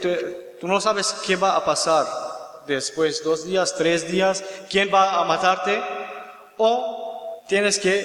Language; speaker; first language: Spanish; non-native, learner; Kurdish